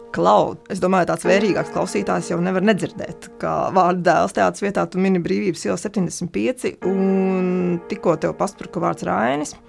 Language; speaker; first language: Latvian; native; Latvian